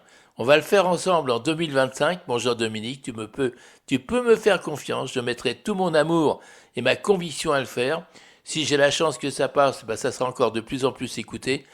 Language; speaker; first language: French; native; French